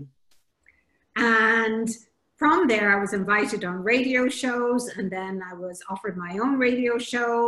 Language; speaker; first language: English; native; English